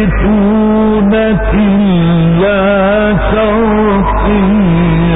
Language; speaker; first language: Arabic; native; Arabic